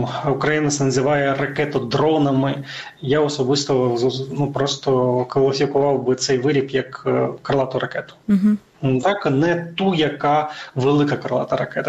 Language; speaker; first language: Ukrainian; native; Ukrainian